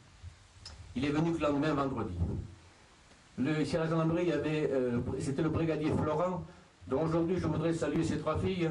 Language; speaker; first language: French; native; French